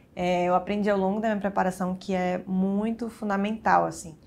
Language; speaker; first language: Portuguese; native; Portuguese